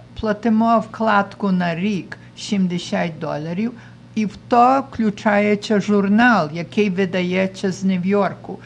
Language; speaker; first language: Ukrainian; early bilingual, heritage; Ukrainian